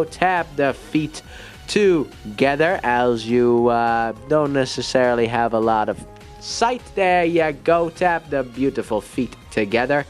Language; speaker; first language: English; native; English